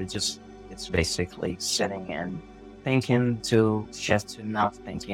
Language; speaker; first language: English; non-native, learner; Arabic